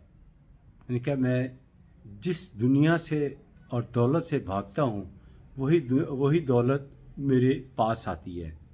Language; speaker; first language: Urdu; native; Urdu